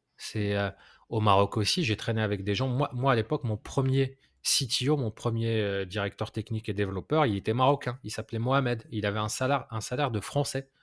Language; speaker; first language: French; non-native, local second language; Arabic